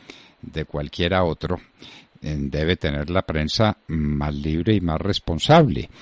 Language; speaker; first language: Spanish; native; Spanish